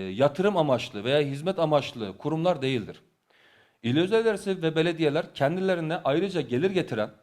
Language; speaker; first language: Turkish; native; Turkish